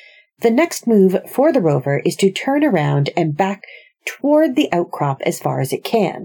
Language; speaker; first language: English; native; English